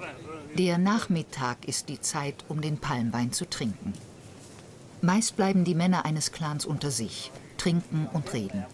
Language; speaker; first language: German; native; German